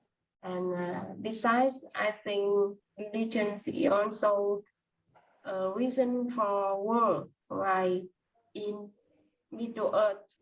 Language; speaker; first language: English; non-native, learner; Vietnamese